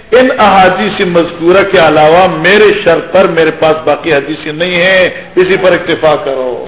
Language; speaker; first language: Urdu; non-native, local second language; Northern Hindko